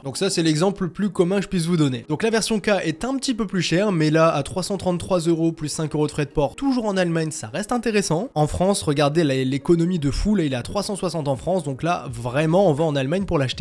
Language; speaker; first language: French; native; French